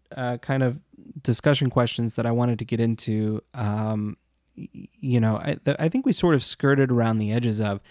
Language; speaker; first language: English; native; English